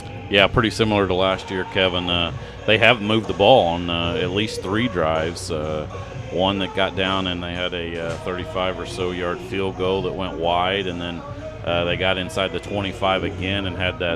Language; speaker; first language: English; native; English